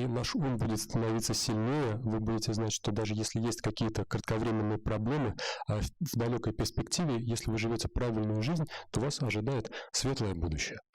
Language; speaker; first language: Russian; native; Russian